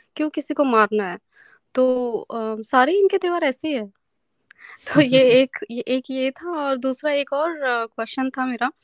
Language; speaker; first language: Hindi; non-native, local second language; Marathi